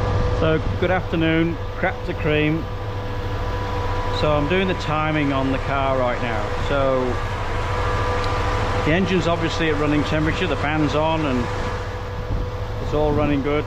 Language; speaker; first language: English; native; English